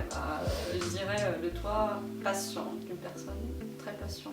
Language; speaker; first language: French; native; French